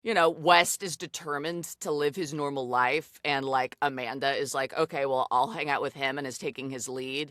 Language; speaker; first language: English; native; English